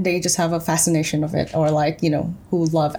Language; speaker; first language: English; early bilingual, other home language; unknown